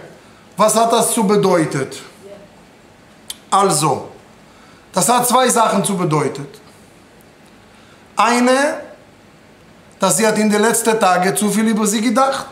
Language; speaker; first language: German; non-native, fluent; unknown